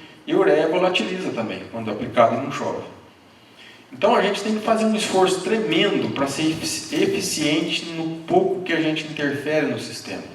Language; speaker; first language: Portuguese; native; Portuguese